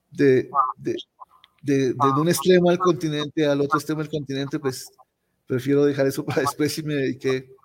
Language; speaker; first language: Spanish; native; Spanish